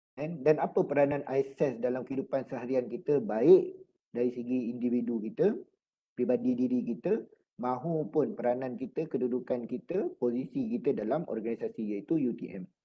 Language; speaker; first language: Malay; native; Malay